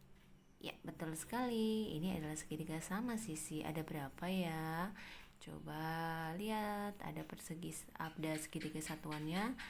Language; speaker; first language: Indonesian; native; Indonesian